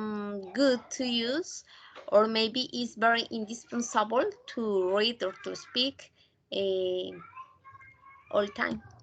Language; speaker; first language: English; non-native, fluent; Spanish